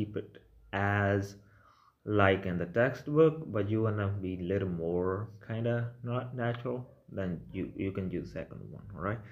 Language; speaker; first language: English; non-native, local second language; Punjabi